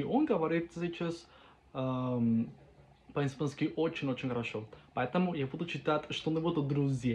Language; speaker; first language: Russian; non-native, learner; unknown